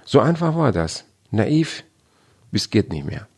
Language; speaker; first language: German; non-native, fluent; Persian